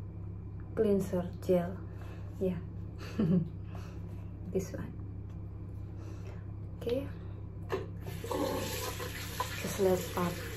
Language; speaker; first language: English; non-native, learner; Indonesian